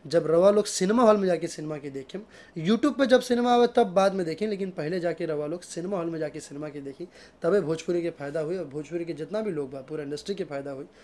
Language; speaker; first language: Hindi; native; Hindi